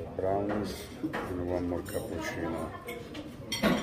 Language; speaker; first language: English; non-native, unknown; Italian